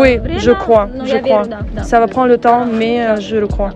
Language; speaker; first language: French; non-native, fluent; Russian